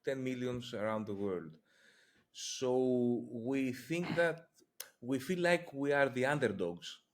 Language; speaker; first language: English; non-native, fluent; Greek